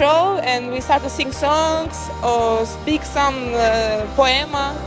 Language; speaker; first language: English; non-native, learner; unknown